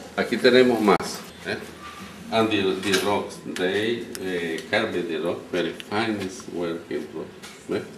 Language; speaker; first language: English; non-native, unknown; Spanish